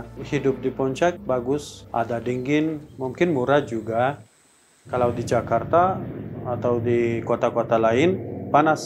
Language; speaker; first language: Indonesian; non-native, learner; Persian